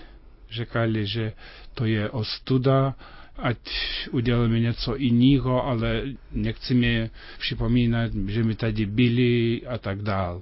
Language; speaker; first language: Czech; non-native, fluent; Lithuanian